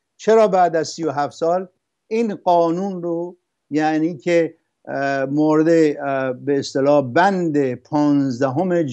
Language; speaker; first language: Persian; non-native, local second language; Arabic